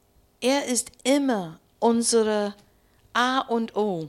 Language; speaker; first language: German; non-native, learner; English